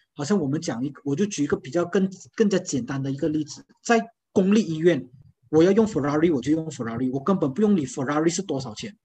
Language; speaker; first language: Chinese; native; Chinese